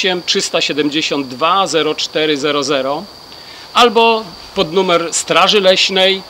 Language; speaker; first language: Polish; native; Polish